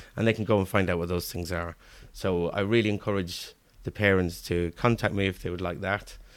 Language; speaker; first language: English; native; English